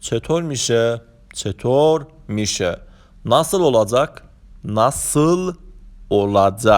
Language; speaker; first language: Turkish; non-native, fluent; Persian